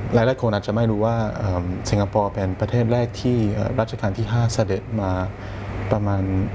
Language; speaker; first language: Thai; non-native, fluent; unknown